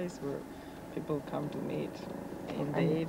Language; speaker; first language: English; non-native, learner; Polish